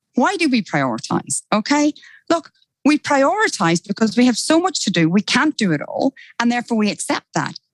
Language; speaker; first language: English; native; English